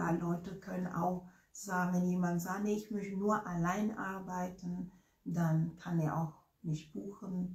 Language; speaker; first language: German; non-native, fluent; Ewe